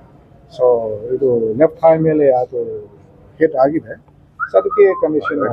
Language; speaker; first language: Kannada; non-native, local second language; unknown